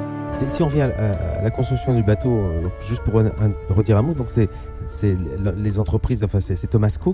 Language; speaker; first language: French; native; French